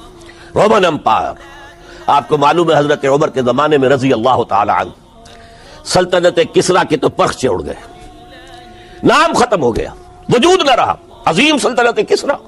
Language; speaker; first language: Urdu; native; Urdu